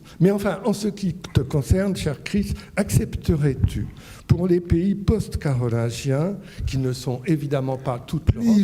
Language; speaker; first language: French; native; French